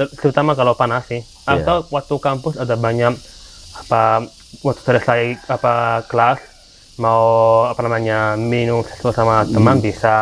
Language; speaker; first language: Indonesian; non-native, fluent; Italian